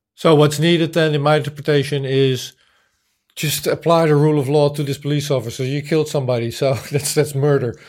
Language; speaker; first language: English; non-native, fluent; Dutch